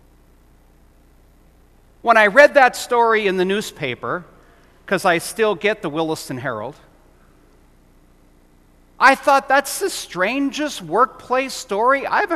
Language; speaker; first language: English; native; English